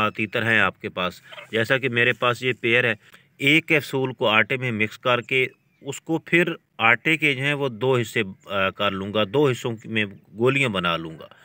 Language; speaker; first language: Urdu; non-native, local second language; Punjabi